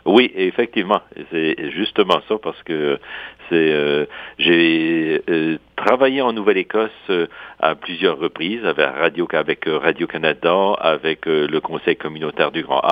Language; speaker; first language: French; native; French